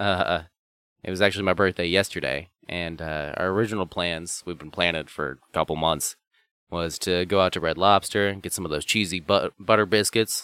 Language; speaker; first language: English; native; English